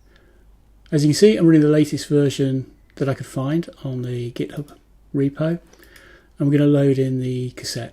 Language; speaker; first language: English; native; English